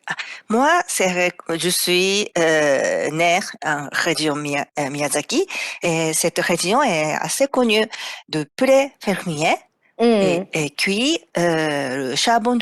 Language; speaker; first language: French; non-native, fluent; Japanese